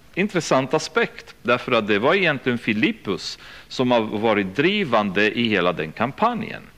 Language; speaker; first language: Swedish; native; Swedish